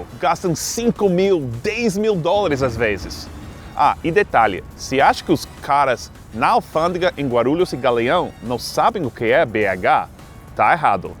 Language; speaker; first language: Portuguese; non-native, fluent; English